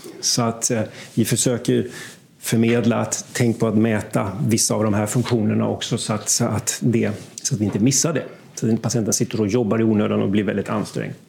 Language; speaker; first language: Swedish; native; Swedish